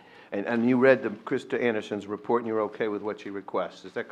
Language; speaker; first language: English; native; English